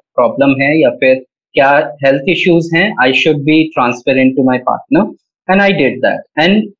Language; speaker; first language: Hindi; native; Hindi